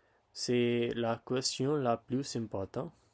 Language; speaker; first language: French; non-native, learner; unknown